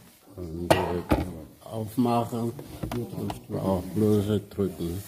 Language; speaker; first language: German; non-native, learner; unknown